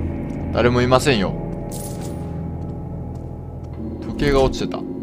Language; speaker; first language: Japanese; native; Japanese